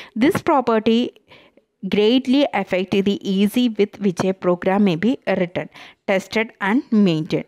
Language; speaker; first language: English; non-native, local second language; Malayalam